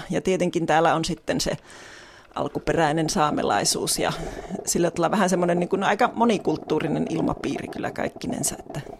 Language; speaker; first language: Finnish; native; Finnish